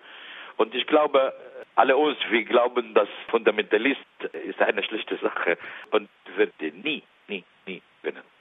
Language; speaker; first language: German; non-native, learner; Arabic